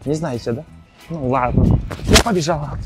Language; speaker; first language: Russian; non-native, local second language; Kazakh